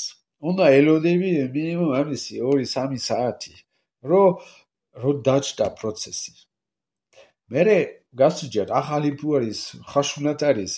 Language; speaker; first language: Georgian; non-native, learner; French